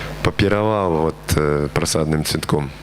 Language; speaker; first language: Russian; native; Russian